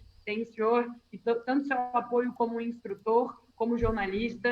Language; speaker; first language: Portuguese; native; Portuguese